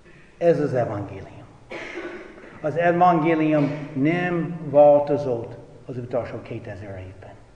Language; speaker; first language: Hungarian; non-native, fluent; English